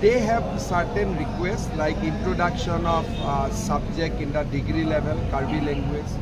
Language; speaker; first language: English; non-native, local second language; Assamese